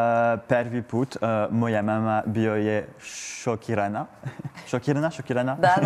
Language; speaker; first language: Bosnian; non-native, learner; French